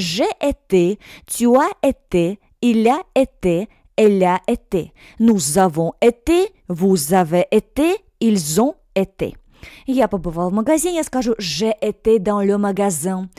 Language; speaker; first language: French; non-native, fluent; Russian